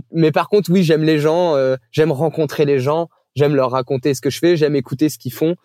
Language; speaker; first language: French; native; French